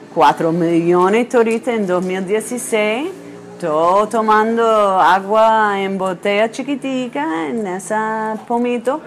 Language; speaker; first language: Spanish; non-native, fluent; English